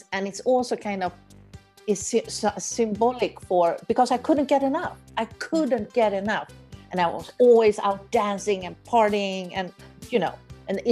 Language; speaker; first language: English; non-native, fluent; Swedish